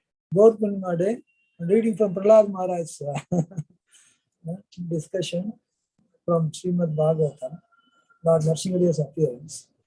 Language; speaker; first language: English; non-native, local second language; Hindi